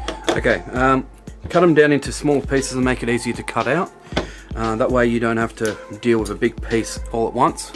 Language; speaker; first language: English; native; English